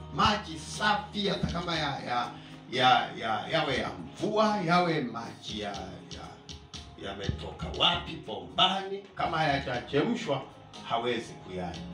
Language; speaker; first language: Swahili; native; Swahili